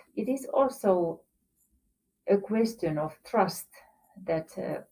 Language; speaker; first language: English; non-native, fluent; Finnish